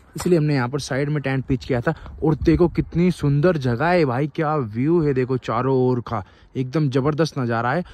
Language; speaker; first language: Hindi; native; Hindi